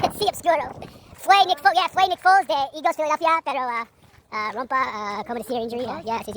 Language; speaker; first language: Spanish; non-native, learner; English